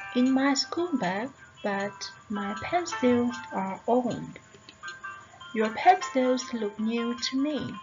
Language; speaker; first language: English; non-native, fluent; Thai